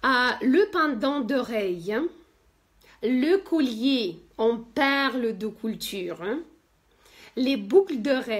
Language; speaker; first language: French; non-native, fluent; Russian